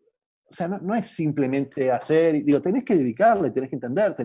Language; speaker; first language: Spanish; native; Spanish